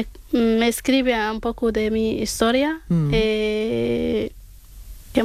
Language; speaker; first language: Spanish; non-native, learner; Arabic